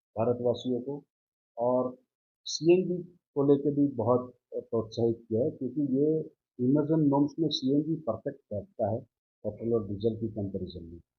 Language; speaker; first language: Hindi; non-native, local second language; Gujarati